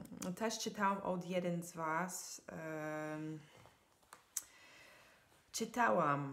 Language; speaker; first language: Polish; non-native, fluent; English